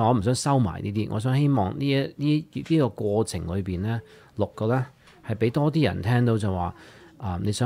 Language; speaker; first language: Cantonese; early bilingual, heritage; Cantonese